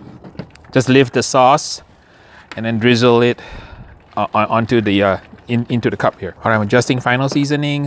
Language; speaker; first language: English; native; English